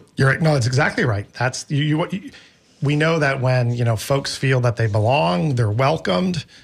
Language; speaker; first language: English; native; English